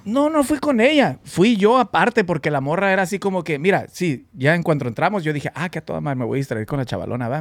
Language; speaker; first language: Spanish; early bilingual, heritage; Spanish